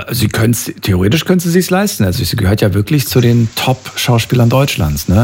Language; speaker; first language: German; native; German